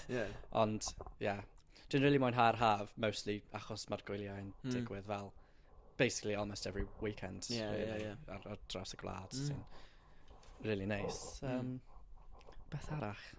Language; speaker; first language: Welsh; non-native, fluent; English